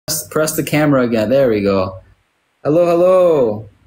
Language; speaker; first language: English; native; English